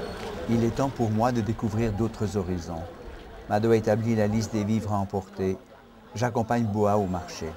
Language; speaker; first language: French; native; French